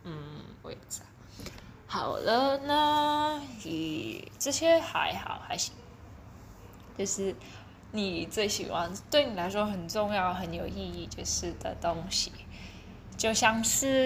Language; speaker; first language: Chinese; early bilingual, heritage; Chinese